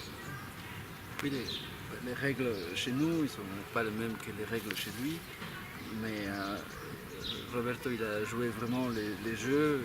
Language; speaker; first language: French; native; French